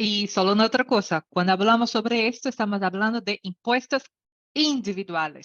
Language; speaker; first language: Spanish; non-native, learner; Portuguese